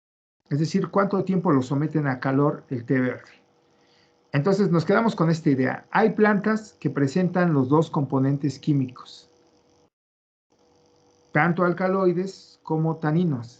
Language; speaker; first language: Spanish; native; Spanish